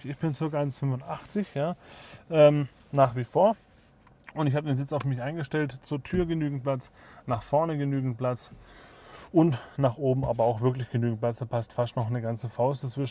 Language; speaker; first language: German; native; German